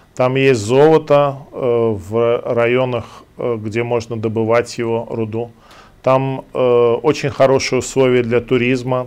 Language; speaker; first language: Russian; native; Russian